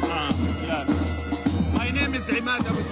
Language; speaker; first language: English; non-native, fluent; Arabic